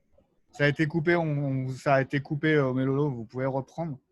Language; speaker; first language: French; native; French